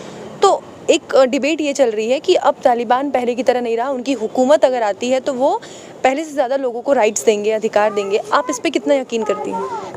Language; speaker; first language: Hindi; native; Hindi